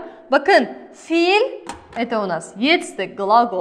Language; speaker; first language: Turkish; non-native, fluent; Kazakh